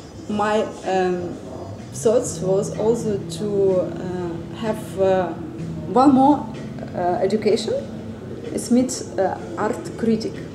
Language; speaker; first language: English; non-native, learner; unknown